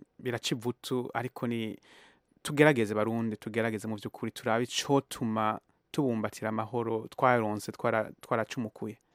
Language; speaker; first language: Rundi; early bilingual, heritage; Rundi